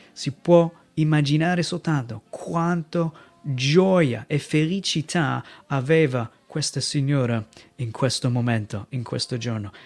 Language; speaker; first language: Italian; non-native, fluent; English